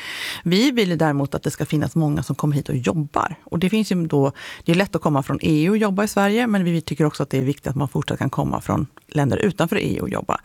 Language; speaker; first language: Swedish; native; Swedish